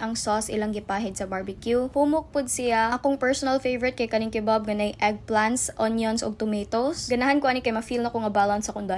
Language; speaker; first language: Filipino; non-native, local second language; Cebuano